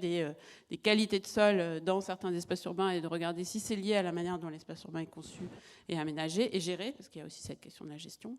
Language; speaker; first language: French; native; French